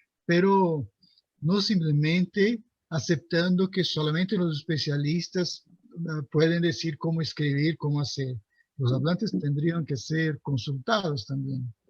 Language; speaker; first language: Spanish; non-native, fluent; Portuguese